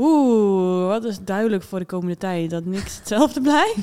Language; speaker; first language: Dutch; native; Dutch